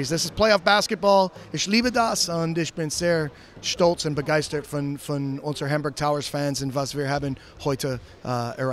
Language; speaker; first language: German; non-native, learner; English